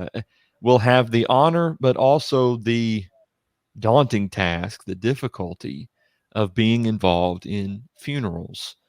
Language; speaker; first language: English; native; English